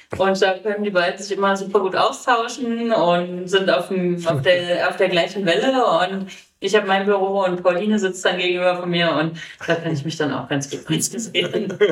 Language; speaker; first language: German; native; German